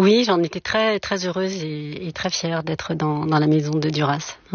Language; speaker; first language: French; native; French